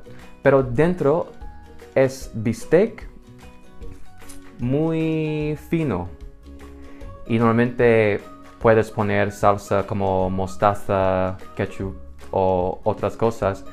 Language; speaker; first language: Spanish; non-native, fluent; English